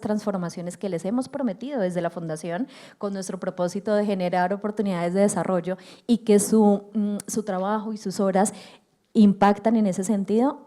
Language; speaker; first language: Spanish; native; Spanish